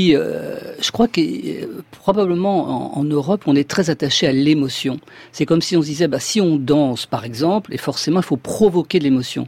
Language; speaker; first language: French; native; French